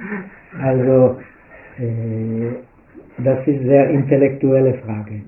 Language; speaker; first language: German; non-native, fluent; Czech